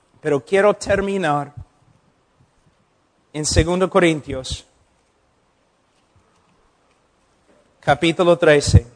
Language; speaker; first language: Spanish; non-native, fluent; English